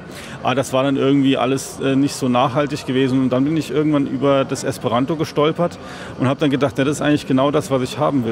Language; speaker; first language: German; native; German